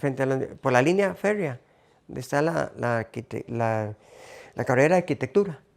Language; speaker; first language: Spanish; native; Spanish